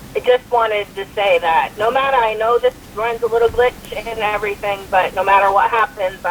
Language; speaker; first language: English; native; English